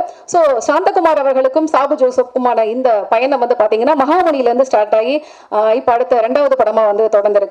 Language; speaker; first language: Tamil; native; Tamil